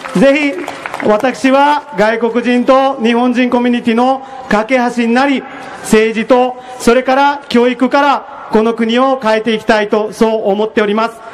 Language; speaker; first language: Japanese; non-native, fluent; Hindi